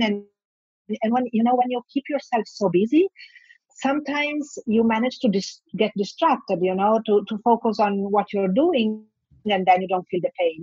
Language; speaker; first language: English; non-native, fluent; Italian